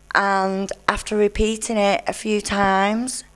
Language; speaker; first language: English; native; English